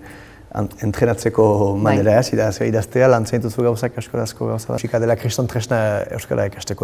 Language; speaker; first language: Basque; non-native, local second language; French